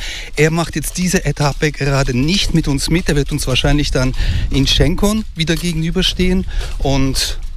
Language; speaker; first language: German; native; German